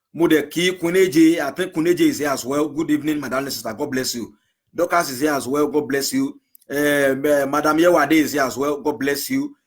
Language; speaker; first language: English; non-native, local second language; Yoruba